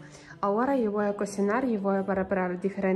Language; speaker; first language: Spanish; non-native, learner; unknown